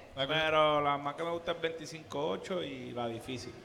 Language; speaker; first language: Spanish; native; Spanish